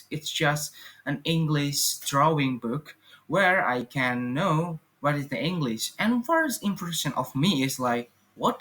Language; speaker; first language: English; non-native, fluent; Indonesian